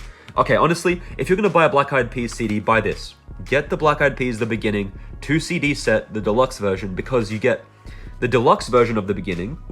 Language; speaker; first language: English; native; English